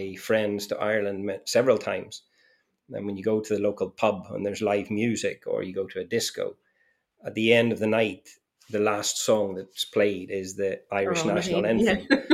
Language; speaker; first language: English; native; English